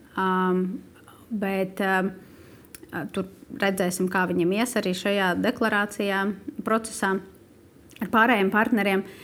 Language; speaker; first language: Latvian; non-native, local second language; Russian